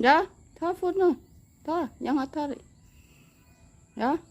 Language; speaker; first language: Swedish; non-native, learner; Thai